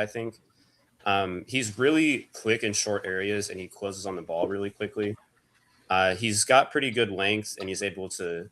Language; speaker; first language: English; native; English